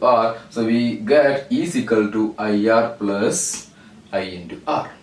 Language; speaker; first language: English; non-native, local second language; Malayalam